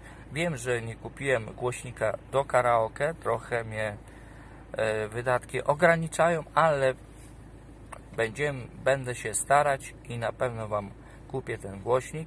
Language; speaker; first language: Polish; native; Polish